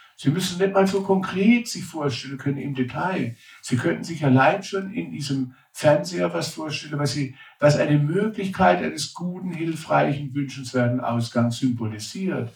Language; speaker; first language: German; native; German